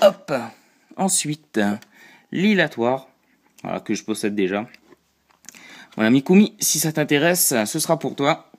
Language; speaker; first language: French; native; French